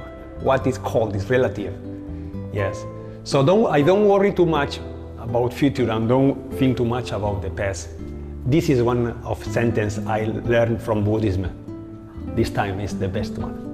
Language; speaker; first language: English; non-native, learner; Spanish